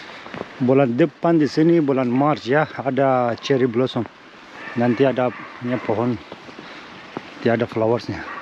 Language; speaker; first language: Indonesian; non-native, fluent; Persian